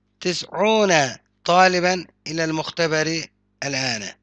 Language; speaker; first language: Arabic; non-native, fluent; Turkish